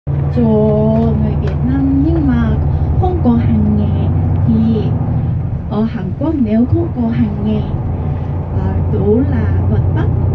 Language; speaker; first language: Vietnamese; non-native, learner; Korean